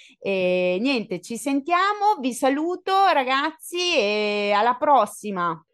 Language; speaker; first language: Italian; native; Italian